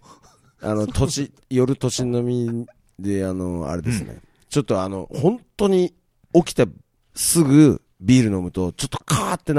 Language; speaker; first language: Japanese; native; Japanese